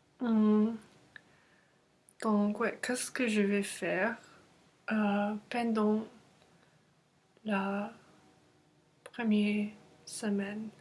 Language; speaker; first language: French; non-native, learner; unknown